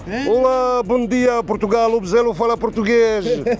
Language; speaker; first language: Portuguese; non-native, learner; French